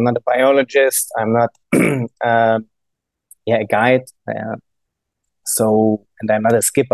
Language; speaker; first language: English; non-native, fluent; German